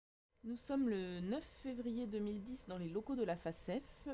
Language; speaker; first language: French; native; French